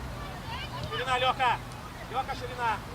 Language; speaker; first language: Russian; native; Russian